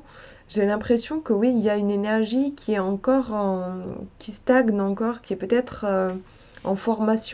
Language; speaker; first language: French; native; French